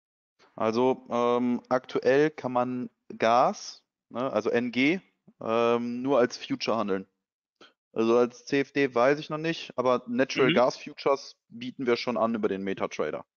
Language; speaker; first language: German; native; German